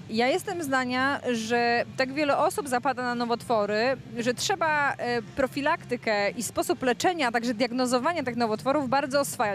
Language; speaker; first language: Polish; native; Polish